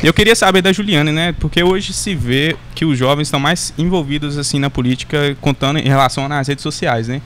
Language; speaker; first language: Portuguese; native; Portuguese